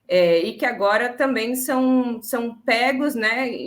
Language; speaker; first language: Portuguese; native; Portuguese